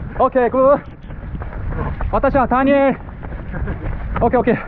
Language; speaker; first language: Japanese; non-native, learner; Korean